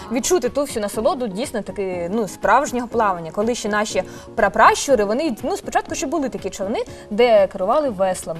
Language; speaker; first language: Ukrainian; native; Ukrainian